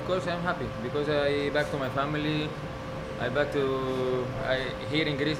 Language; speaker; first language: English; non-native, learner; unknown